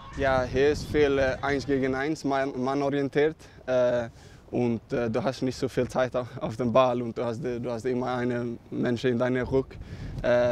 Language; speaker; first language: German; non-native, fluent; Swedish